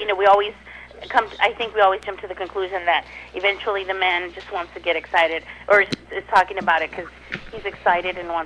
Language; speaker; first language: English; non-native, fluent; Spanish